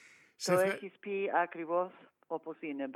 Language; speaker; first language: Greek; non-native, fluent; English